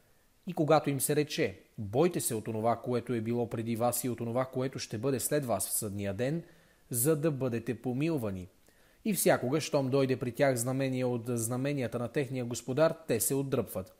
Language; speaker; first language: Bulgarian; native; Bulgarian